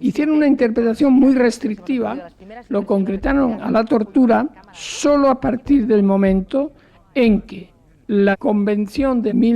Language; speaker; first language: Spanish; native; Spanish